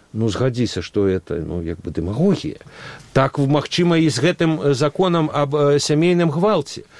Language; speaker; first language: Belarusian; non-native, local second language; Russian